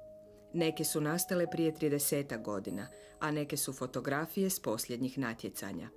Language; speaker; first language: Croatian; native; Croatian